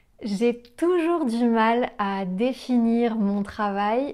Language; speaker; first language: French; native; French